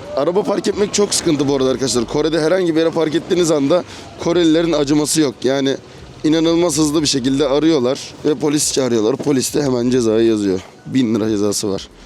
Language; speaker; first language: Turkish; native; Turkish